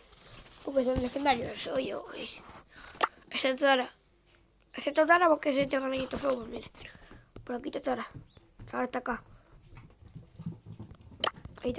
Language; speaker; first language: Spanish; native; Spanish